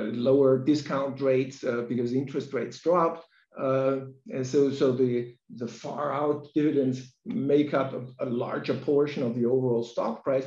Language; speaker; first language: English; non-native, fluent; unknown